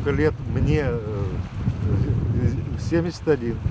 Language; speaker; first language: Russian; native; Russian